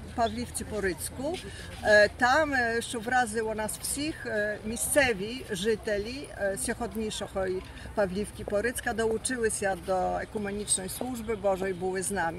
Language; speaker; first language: Ukrainian; early bilingual, heritage; Ukrainian